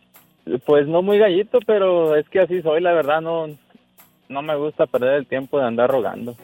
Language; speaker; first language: Spanish; native; Spanish